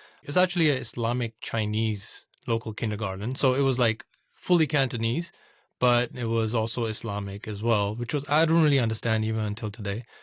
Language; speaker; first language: English; non-native, local second language; Urdu